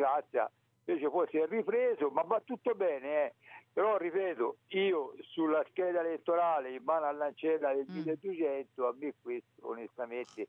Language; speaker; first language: Italian; native; Italian